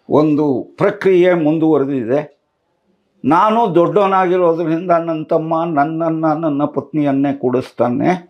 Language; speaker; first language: Kannada; non-native, local second language; Tamil